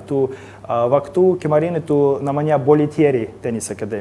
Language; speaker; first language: Indonesian; non-native, learner; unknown